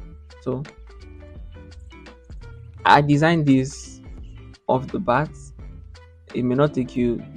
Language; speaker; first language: English; non-native, local second language; Yoruba